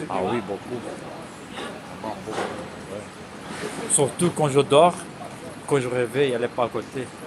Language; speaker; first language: French; non-native, fluent; Portuguese